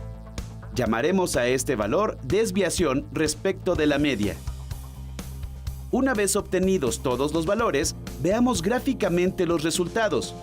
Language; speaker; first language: Spanish; native; Spanish